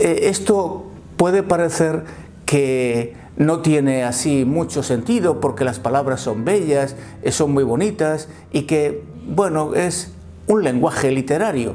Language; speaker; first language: Spanish; native; Spanish